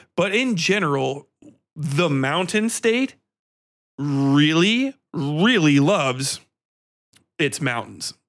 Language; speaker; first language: English; native; English